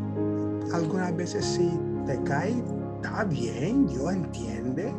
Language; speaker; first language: Spanish; early bilingual, heritage; Spanish